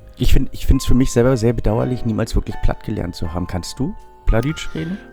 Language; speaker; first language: German; native; German